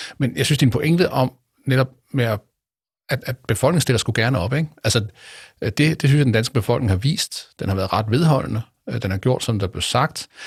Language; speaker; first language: Danish; native; Danish